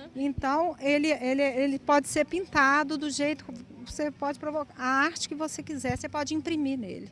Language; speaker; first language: Portuguese; native; Portuguese